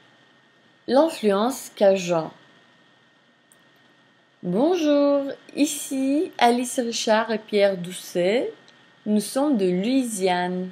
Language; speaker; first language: French; non-native, fluent; English